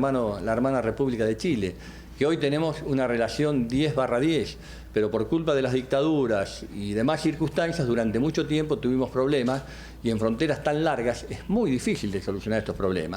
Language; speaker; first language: Spanish; native; Spanish